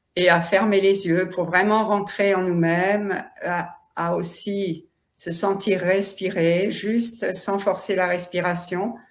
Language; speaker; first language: French; native; French